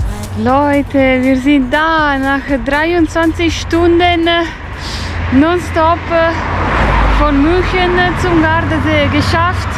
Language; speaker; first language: German; non-native, fluent; Italian